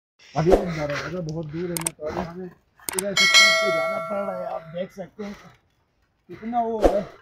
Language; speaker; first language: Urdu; non-native, local second language; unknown